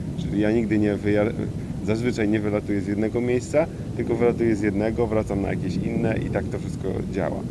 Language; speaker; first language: Polish; native; Polish